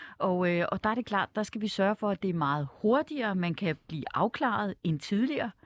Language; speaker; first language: Danish; native; Danish